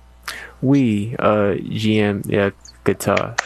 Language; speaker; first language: French; non-native, learner; English